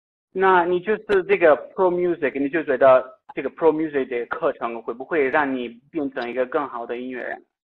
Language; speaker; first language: Chinese; non-native, fluent; Italian